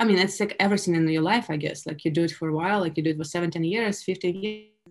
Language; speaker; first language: English; non-native, fluent; Russian